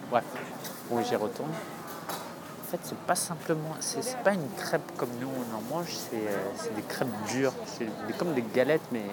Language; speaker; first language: French; native; French